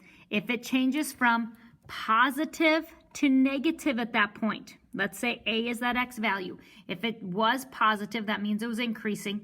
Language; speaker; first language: English; native; English